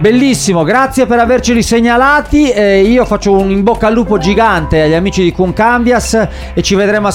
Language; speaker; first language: Italian; native; Italian